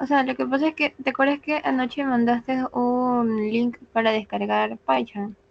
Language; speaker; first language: Spanish; native; Spanish